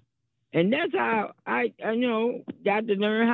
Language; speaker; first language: English; native; English